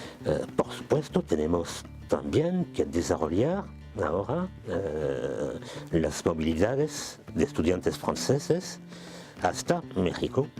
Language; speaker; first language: Spanish; non-native, fluent; French